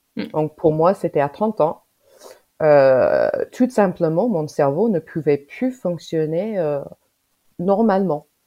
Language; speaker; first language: French; non-native, fluent; English